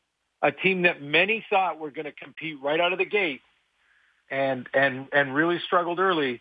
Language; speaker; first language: English; native; English